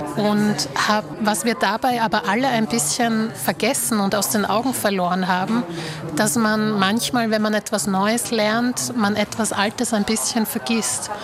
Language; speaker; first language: German; early bilingual, other home language; Slovak